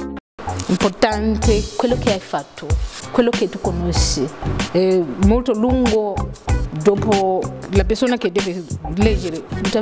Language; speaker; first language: Italian; non-native, learner; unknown